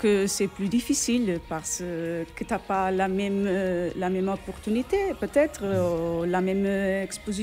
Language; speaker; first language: French; non-native, fluent; Portuguese